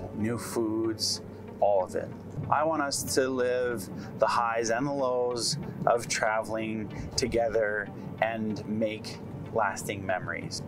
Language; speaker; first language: English; native; English